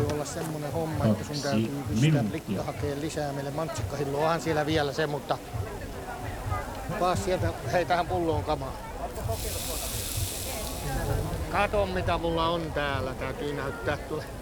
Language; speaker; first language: Finnish; native; Finnish